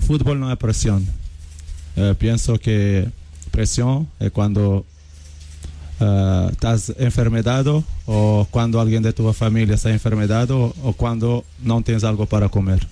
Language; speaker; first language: Spanish; non-native, learner; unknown